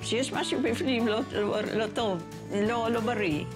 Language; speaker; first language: Hebrew; non-native, fluent; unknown